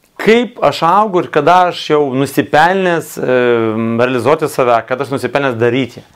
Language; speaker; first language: Lithuanian; non-native, local second language; Russian